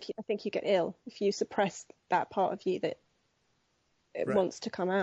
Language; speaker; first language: English; native; English